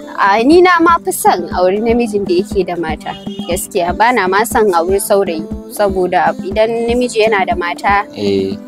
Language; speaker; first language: Hausa; native; Hausa